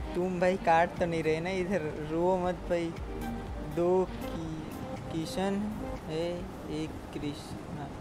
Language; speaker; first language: Hindi; non-native, local second language; Gujarati